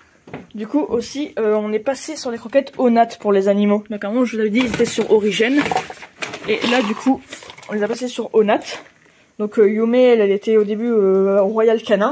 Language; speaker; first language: French; native; French